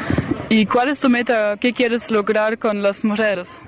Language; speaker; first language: Spanish; non-native, fluent; German